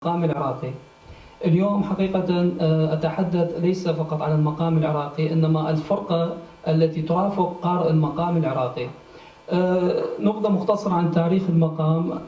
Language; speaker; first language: Arabic; native; Arabic